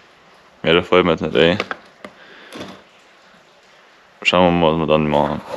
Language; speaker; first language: German; native; German